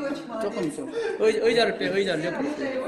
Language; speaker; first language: Korean; native; Korean